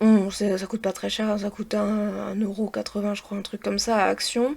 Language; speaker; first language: French; native; French